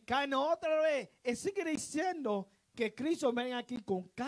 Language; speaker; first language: Spanish; non-native, learner; English